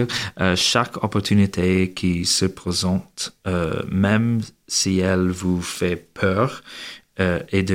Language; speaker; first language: French; non-native, learner; English